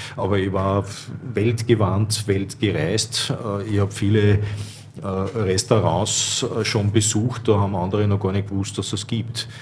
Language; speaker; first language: German; native; German